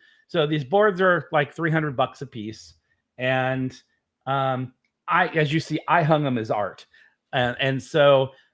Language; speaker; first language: English; native; English